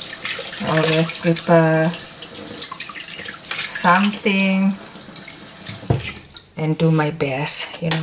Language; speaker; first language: English; non-native, learner; Indonesian